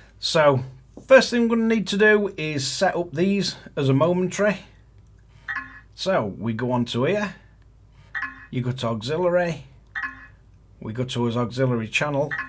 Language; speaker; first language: English; native; English